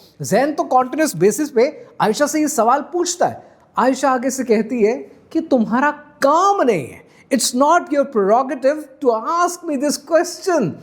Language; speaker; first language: Urdu; non-native, local second language; Punjabi